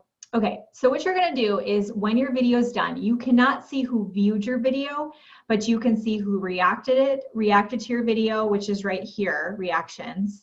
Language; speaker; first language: English; native; English